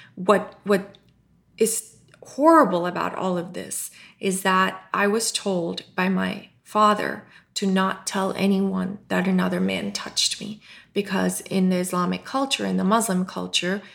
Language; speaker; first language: English; non-native, local second language; Urdu